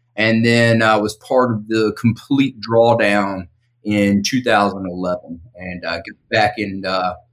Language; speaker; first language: English; native; English